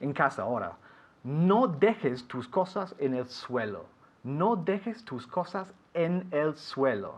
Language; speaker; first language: Spanish; non-native, fluent; English